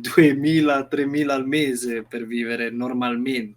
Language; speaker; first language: Italian; non-native, fluent; Romanian